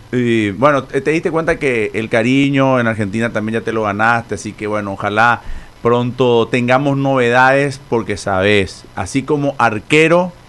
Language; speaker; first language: Spanish; native; Spanish